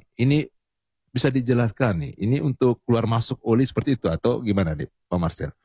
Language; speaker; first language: Indonesian; native; Indonesian